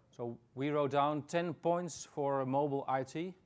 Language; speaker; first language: English; non-native, fluent; Dutch